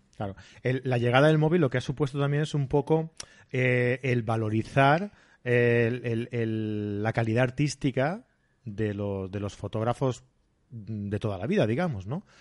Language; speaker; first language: Spanish; native; Spanish